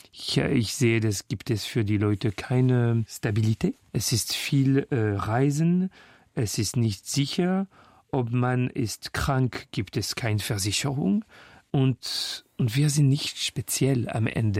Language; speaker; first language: German; non-native, fluent; French